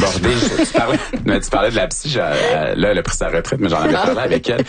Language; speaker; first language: French; native; French